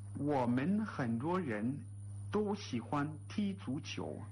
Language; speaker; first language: Chinese; non-native, learner; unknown